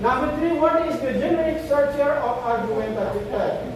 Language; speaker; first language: English; non-native, fluent; Indonesian